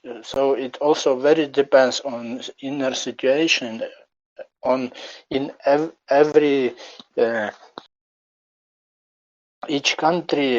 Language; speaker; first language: English; non-native, learner; Ukrainian